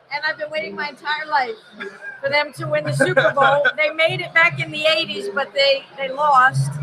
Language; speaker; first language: English; native; English